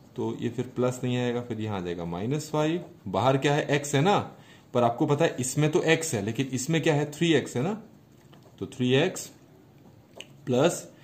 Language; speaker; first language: Hindi; native; Hindi